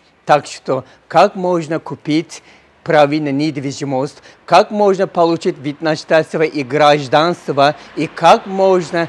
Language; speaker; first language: Russian; non-native, learner; Turkish